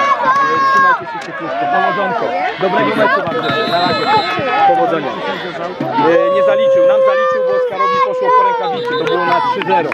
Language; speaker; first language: Polish; native; Polish